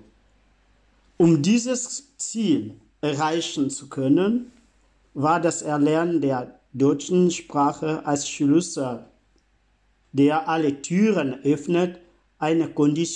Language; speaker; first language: German; non-native, fluent; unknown